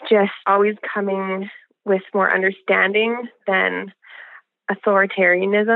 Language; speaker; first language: English; native; English